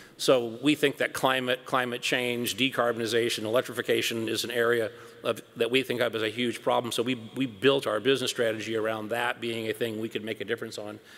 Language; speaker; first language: English; native; English